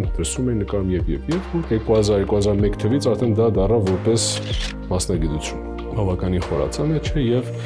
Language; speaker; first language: Armenian; early bilingual, heritage; Armenian